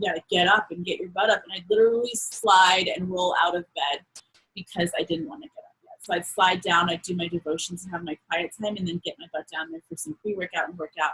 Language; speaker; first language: English; native; English